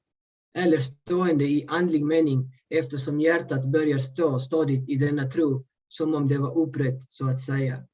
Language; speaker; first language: Swedish; early bilingual, other home language; Urdu